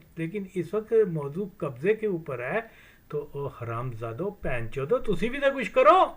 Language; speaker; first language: Urdu; non-native, local second language; Punjabi